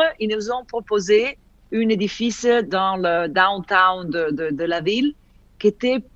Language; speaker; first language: French; non-native, fluent; Italian